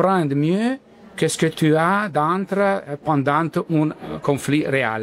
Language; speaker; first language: French; non-native, learner; Italian